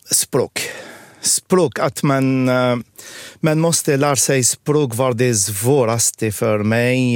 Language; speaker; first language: Swedish; non-native, fluent; Arabic